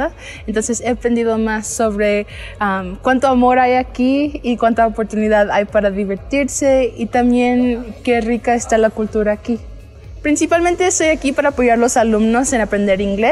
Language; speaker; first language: Spanish; non-native, fluent; English